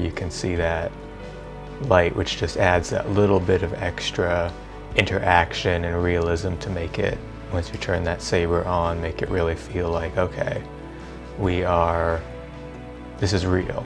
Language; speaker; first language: English; native; English